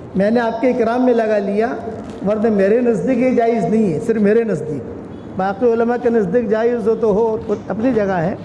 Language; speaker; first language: Urdu; non-native, local second language; Gujarati